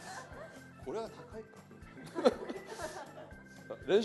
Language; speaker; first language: Japanese; non-native, learner; Korean